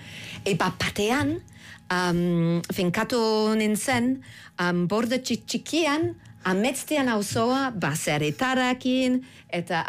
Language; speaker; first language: Basque; non-native, learner; English